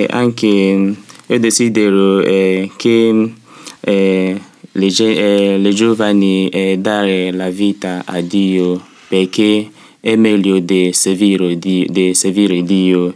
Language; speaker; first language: Italian; non-native, learner; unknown